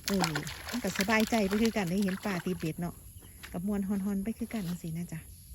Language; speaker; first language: Thai; native; Thai